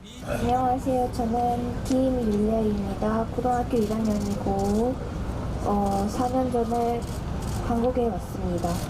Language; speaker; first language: Korean; non-native, fluent; Russian